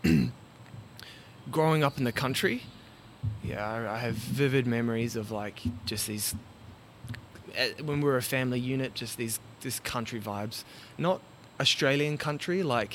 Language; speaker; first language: English; native; English